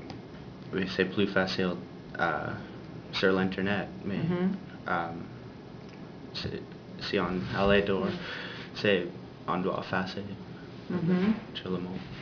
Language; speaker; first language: French; non-native, learner; English